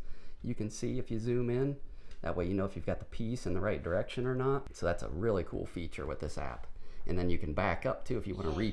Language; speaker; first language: English; native; English